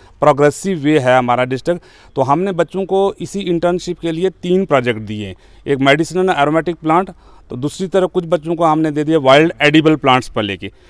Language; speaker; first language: Hindi; non-native, local second language; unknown